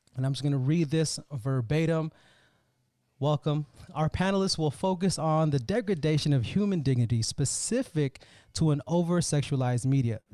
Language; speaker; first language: English; native; English